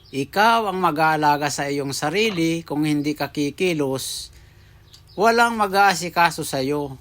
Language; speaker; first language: Filipino; native; Filipino